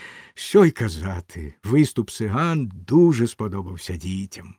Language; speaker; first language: Ukrainian; native; Ukrainian